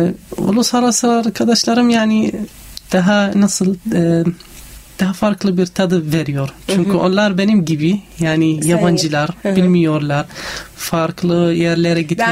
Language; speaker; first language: Turkish; non-native, learner; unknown